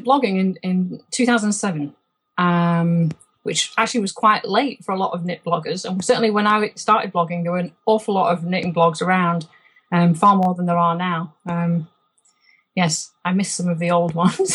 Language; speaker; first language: English; native; English